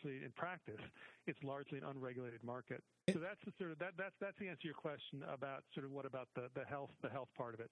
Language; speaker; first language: English; native; English